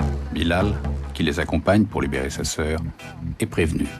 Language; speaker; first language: French; native; French